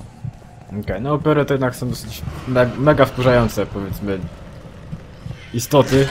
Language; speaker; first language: Polish; native; Polish